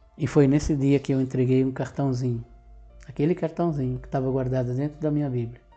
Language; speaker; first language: Portuguese; non-native, fluent; Spanish